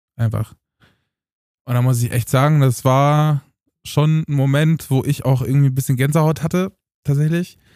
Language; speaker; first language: German; early bilingual, other home language; Romanian